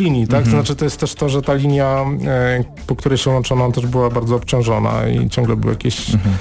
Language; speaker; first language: Polish; native; Polish